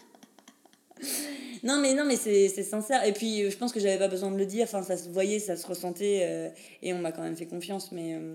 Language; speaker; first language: French; native; French